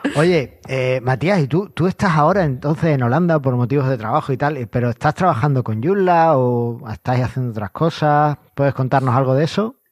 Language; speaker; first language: Spanish; native; Spanish